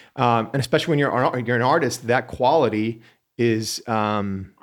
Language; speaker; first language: English; native; English